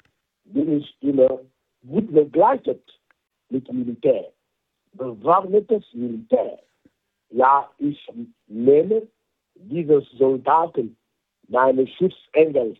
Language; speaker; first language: German; non-native, fluent; French